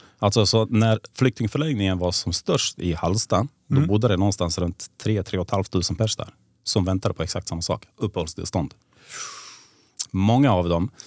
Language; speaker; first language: Swedish; early bilingual, other home language; Serbian